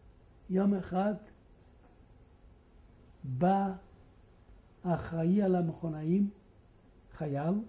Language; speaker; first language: Hebrew; non-native, fluent; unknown